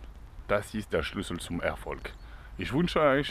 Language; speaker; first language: German; non-native, fluent; French